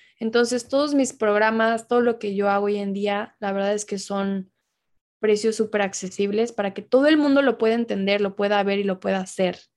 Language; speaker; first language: Spanish; native; Spanish